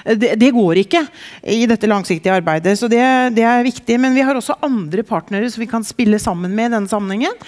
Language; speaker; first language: Norwegian; native; Norwegian